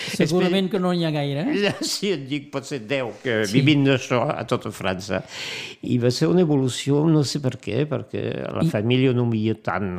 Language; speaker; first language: Catalan; non-native, local second language; French